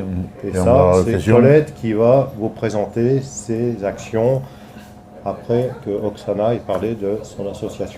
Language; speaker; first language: French; native; French